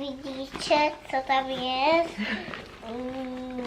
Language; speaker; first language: Polish; early bilingual, heritage; Polish